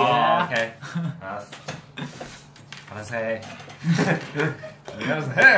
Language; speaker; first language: Korean; early bilingual, heritage; Korean